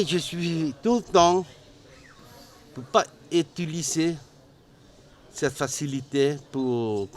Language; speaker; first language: French; non-native, learner; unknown